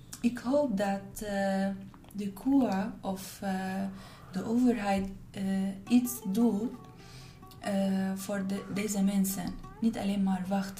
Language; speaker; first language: Dutch; non-native, learner; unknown